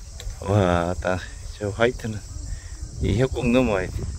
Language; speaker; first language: Korean; native; Korean